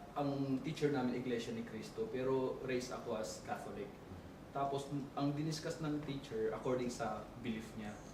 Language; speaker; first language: Filipino; non-native, local second language; Cebuano